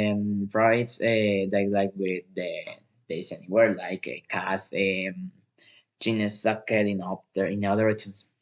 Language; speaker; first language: English; non-native, learner; Spanish